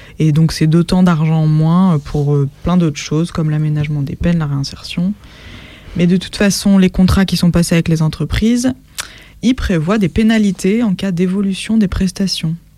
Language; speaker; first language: French; native; French